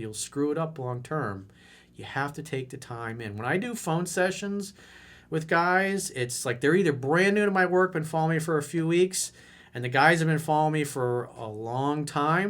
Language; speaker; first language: English; native; English